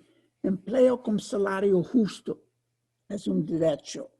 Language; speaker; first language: Spanish; non-native, fluent; English